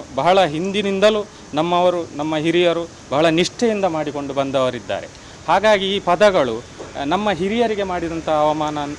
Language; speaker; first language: Kannada; non-native, local second language; Tulu